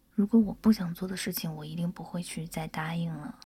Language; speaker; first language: Chinese; native; Chinese